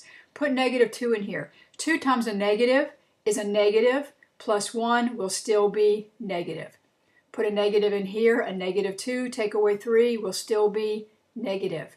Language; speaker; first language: English; native; English